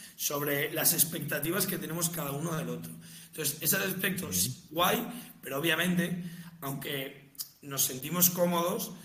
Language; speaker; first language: Spanish; native; Spanish